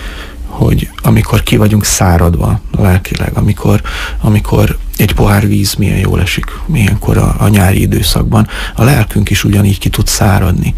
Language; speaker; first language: Hungarian; native; Hungarian